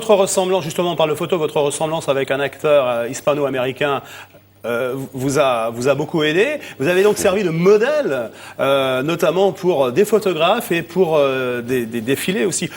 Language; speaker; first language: French; native; French